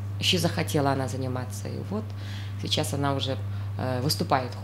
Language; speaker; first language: Russian; non-native, local second language; Yakut